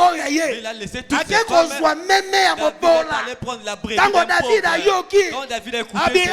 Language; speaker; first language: French; non-native, local second language; Lingala